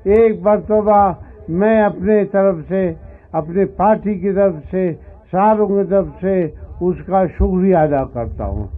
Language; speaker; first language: Urdu; non-native, local second language; Pashto